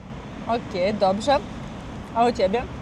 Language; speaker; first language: Polish; non-native, learner; Russian